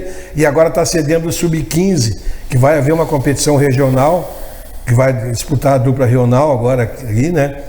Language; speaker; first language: Portuguese; native; Portuguese